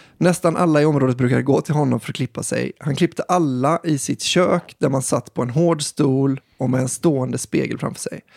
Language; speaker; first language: Swedish; native; Swedish